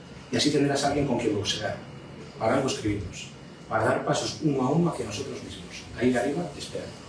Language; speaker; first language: Spanish; native; Spanish